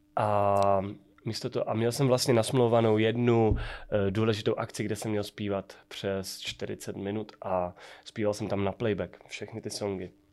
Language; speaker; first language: Czech; native; Czech